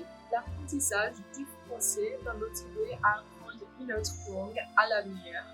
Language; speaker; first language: French; non-native, fluent; English